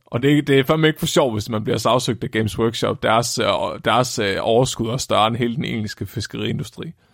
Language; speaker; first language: Danish; native; Danish